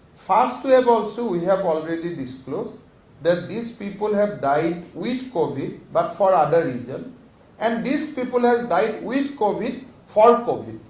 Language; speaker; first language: English; non-native, local second language; Assamese